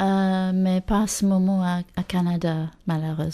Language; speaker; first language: French; non-native, fluent; English